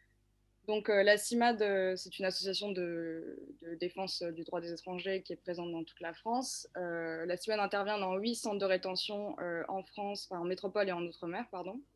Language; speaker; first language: French; native; French